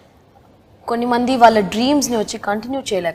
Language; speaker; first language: Telugu; non-native, fluent; Tamil